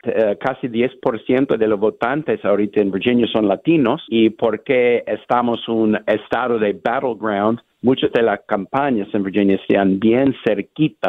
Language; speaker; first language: Spanish; non-native, fluent; English